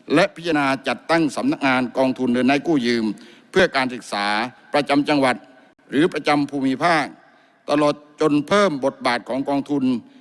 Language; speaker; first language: Thai; native; Thai